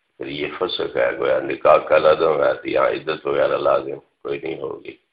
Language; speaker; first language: Urdu; non-native, local second language; Punjabi